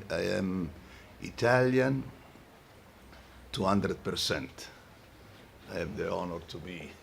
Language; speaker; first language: English; non-native, fluent; Italian